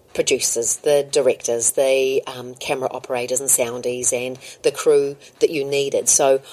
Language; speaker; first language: English; native; English